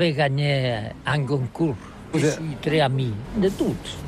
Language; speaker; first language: French; non-native, learner; Catalan